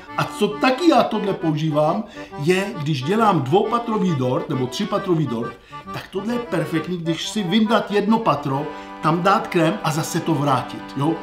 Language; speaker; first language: Czech; non-native, fluent; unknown